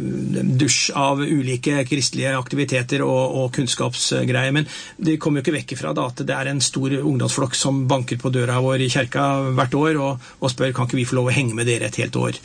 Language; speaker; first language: Norwegian; native; Norwegian